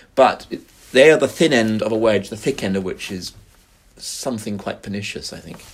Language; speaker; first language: English; native; English